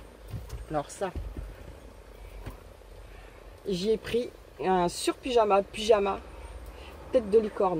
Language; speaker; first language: French; native; French